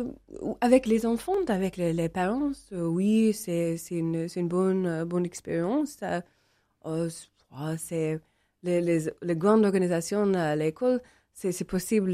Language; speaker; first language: French; non-native, learner; English